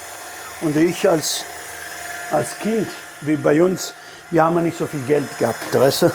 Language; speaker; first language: German; non-native, fluent; Italian